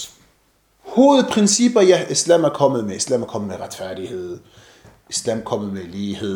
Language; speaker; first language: Danish; non-native, fluent; Arabic